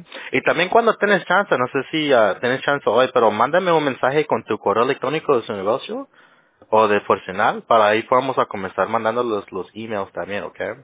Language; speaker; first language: Spanish; early bilingual, heritage; Spanish